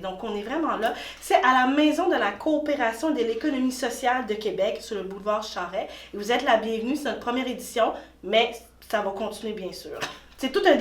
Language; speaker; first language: French; native; French